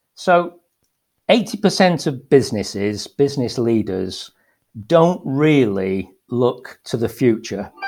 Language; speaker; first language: English; native; English